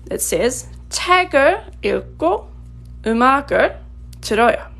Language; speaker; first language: Korean; non-native, fluent; English